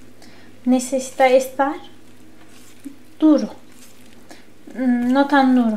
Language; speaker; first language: Spanish; non-native, learner; Turkish